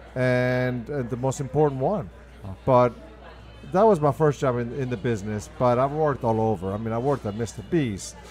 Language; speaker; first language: English; early bilingual, other home language; Spanish